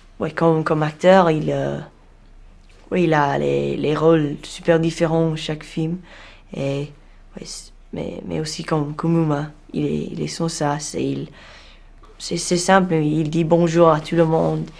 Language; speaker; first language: French; non-native, learner; English